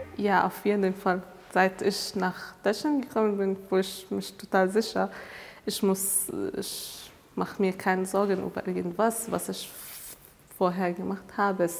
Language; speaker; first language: German; non-native, fluent; Arabic